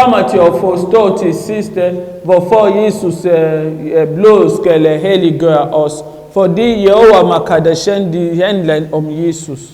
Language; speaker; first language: Swedish; non-native, fluent; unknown